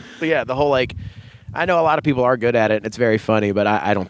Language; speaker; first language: English; native; English